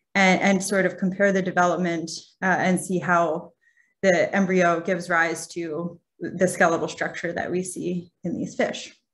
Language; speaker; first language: English; native; English